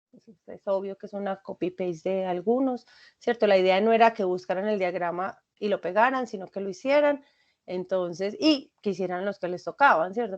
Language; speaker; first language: Spanish; native; Spanish